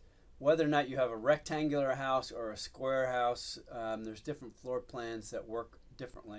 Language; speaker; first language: English; native; English